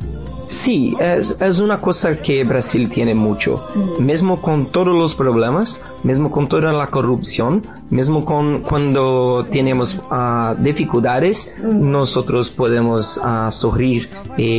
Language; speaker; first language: Spanish; non-native, learner; Portuguese